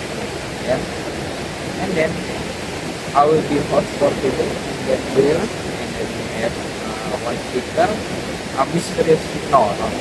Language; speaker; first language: English; non-native, learner; Indonesian